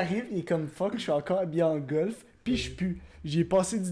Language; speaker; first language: French; native; French